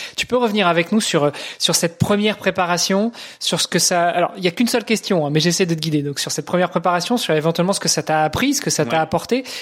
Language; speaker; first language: French; native; French